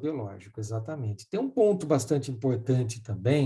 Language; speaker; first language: Portuguese; native; Portuguese